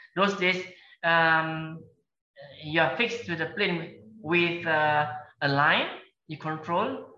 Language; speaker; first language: English; non-native, local second language; Malay